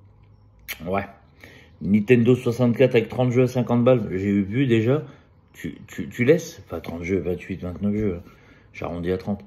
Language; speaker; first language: French; native; French